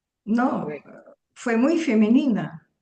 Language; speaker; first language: Spanish; early bilingual, heritage; Portuguese